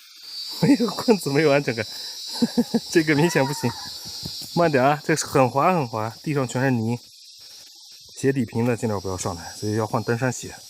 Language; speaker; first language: Chinese; native; Chinese